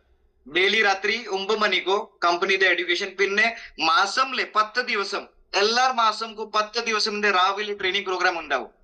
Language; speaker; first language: Malayalam; non-native, fluent; Hindi